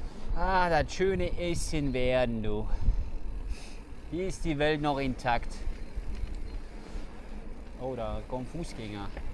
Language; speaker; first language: German; native; German